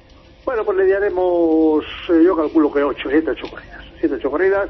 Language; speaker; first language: Spanish; native; Spanish